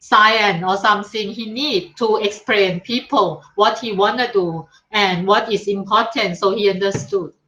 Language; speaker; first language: English; non-native, learner; Thai